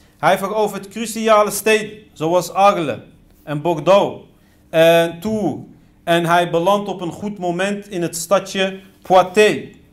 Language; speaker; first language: Dutch; early bilingual, other home language; Riffian